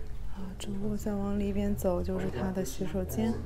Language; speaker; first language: Chinese; native; Chinese